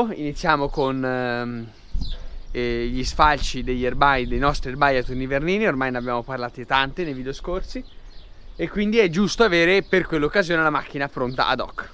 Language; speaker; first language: Italian; native; Italian